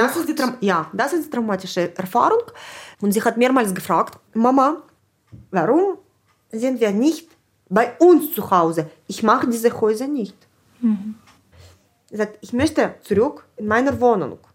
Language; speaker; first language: German; non-native, fluent; Ukrainian